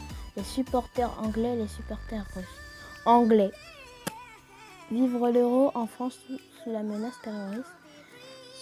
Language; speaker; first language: French; native; French